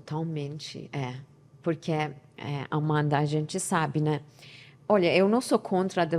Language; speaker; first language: Portuguese; non-native, learner; Persian